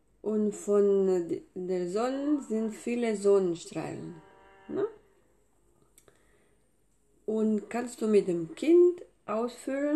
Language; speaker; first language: German; non-native, fluent; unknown